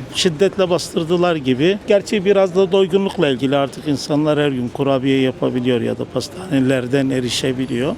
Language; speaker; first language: Turkish; non-native, local second language; Arabic